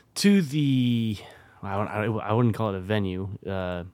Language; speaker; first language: English; early bilingual, other home language; French